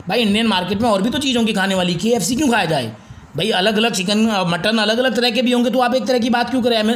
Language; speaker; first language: Hindi; native; Hindi